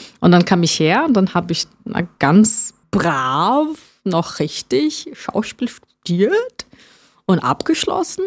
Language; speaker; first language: German; non-native, fluent; Portuguese